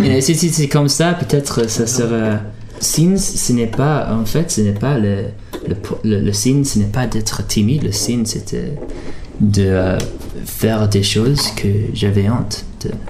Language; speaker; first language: French; early bilingual, heritage; English